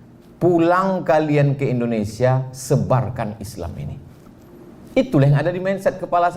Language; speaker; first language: Indonesian; native; Indonesian